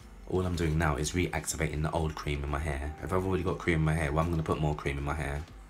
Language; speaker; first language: English; native; English